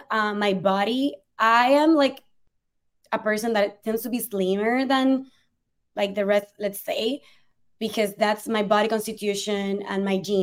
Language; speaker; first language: English; non-native, fluent; Spanish